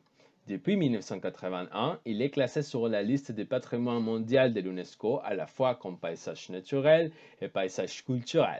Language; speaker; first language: French; non-native, fluent; Spanish